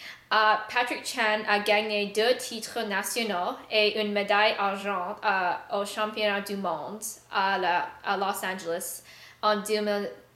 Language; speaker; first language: French; non-native, learner; English